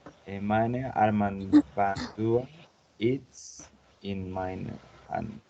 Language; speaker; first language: German; non-native, learner; Spanish